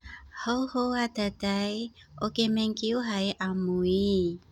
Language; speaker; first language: Cantonese; non-native, learner; Indonesian